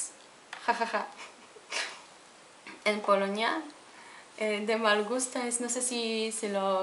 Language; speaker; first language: Spanish; non-native, fluent; Polish